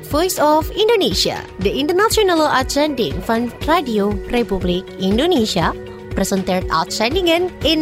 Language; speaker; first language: Dutch; non-native, fluent; Indonesian